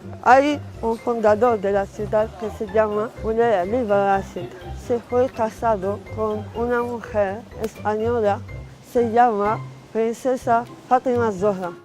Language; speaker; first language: Spanish; non-native, learner; Arabic